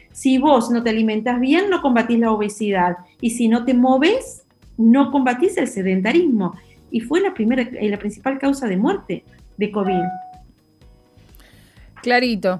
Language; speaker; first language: Spanish; native; Spanish